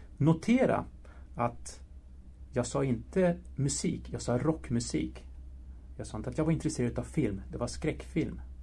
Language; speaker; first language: Swedish; early bilingual, other home language; Spanish